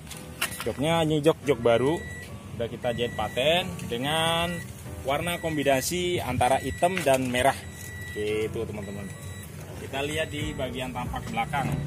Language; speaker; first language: Indonesian; native; Indonesian